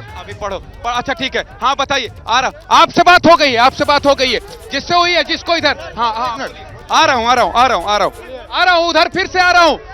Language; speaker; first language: Hindi; native; Hindi